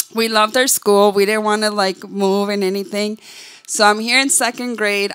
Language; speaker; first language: English; early bilingual, other home language; Spanish